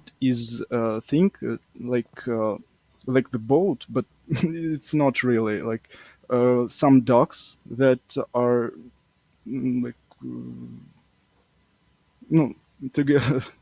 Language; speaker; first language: English; non-native, fluent; Russian